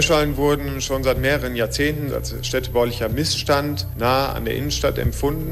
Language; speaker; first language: German; native; German